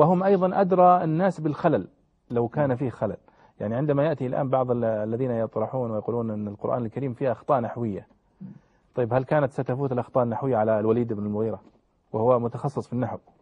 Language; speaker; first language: Arabic; native; Arabic